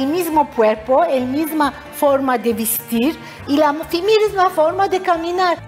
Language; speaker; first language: Spanish; early bilingual, heritage; Ladino